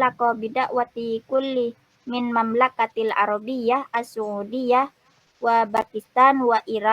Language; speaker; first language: Arabic; non-native, learner; Indonesian